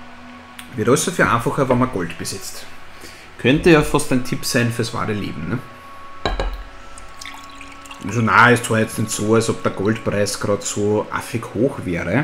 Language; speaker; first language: German; native; German